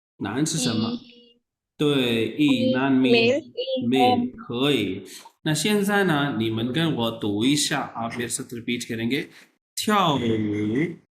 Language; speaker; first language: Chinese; non-native, fluent; Urdu